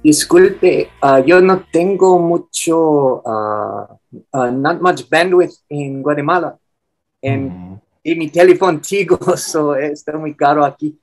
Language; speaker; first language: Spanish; non-native, learner; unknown